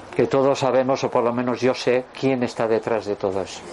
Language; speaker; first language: Spanish; native; Spanish